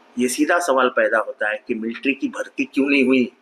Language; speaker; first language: Hindi; non-native, local second language; Marathi